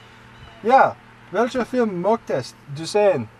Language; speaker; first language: German; non-native, learner; English